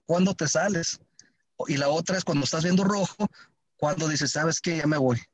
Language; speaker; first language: Spanish; early bilingual, heritage; Spanish